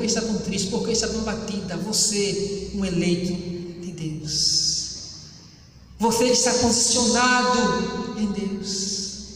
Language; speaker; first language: Portuguese; native; Portuguese